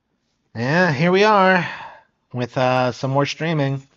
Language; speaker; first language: English; native; English